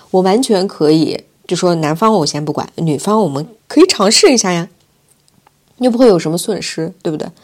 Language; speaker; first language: Chinese; non-native, local second language; Uyghur